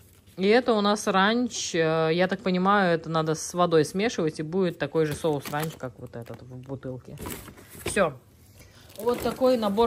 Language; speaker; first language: Russian; native; Russian